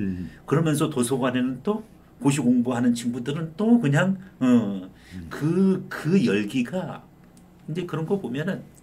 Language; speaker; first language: Korean; native; Korean